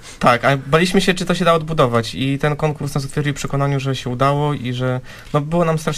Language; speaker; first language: Polish; native; Polish